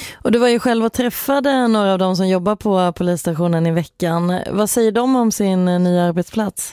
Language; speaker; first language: Swedish; native; Swedish